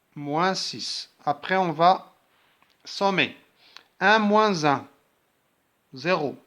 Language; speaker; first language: French; non-native, local second language; Arabic